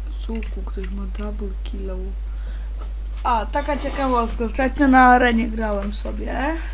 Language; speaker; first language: Polish; native; Polish